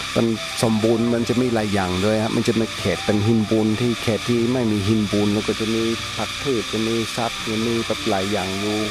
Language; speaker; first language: Thai; non-native, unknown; English